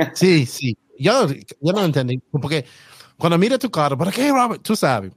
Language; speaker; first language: Spanish; non-native, learner; English